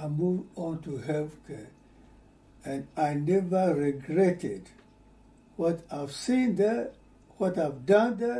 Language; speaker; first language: English; non-native, fluent; Ewe